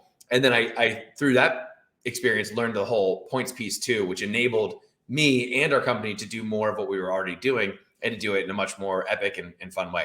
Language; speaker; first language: English; native; English